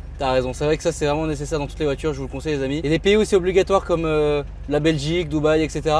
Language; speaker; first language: French; native; French